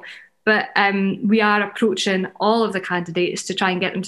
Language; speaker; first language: English; native; English